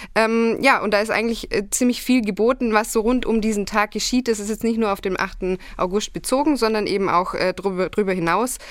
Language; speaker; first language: German; native; German